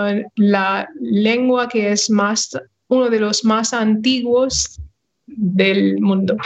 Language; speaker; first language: Spanish; non-native, fluent; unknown